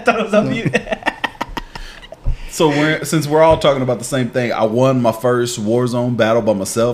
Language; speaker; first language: English; native; English